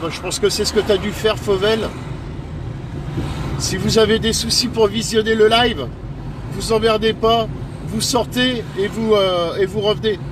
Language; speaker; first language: French; native; French